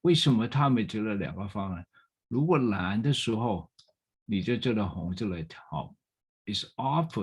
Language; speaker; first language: Chinese; non-native, fluent; English